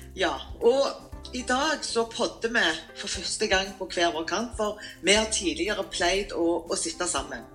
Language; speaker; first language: Norwegian; native; Norwegian